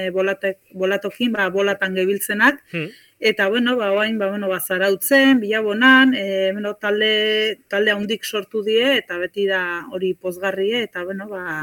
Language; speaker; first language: Basque; native; Basque